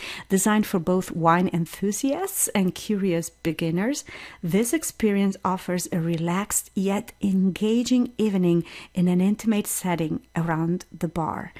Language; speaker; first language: English; non-native, fluent; Italian